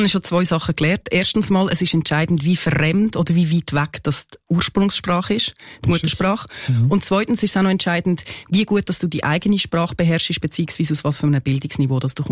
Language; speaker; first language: German; native; German